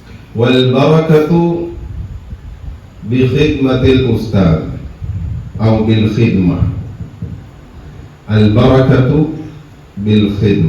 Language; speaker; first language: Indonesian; non-native, fluent; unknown